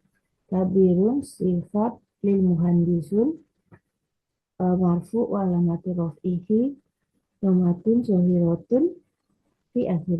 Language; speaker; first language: Arabic; non-native, learner; Indonesian